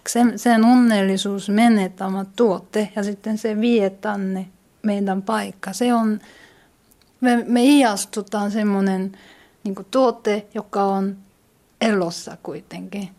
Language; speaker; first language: Finnish; non-native, learner; Korean